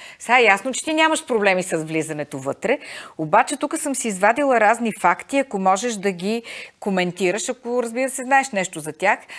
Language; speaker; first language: Bulgarian; native; Bulgarian